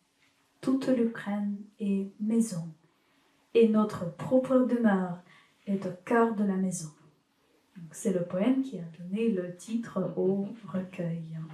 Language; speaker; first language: French; non-native, fluent; Ukrainian